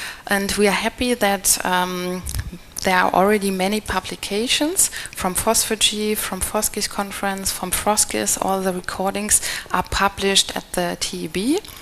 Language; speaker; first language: English; non-native, fluent; German